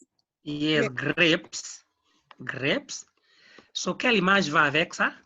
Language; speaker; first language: French; non-native, fluent; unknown